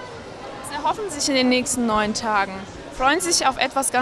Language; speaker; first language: German; native; German